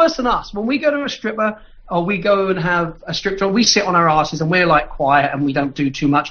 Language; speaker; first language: English; native; English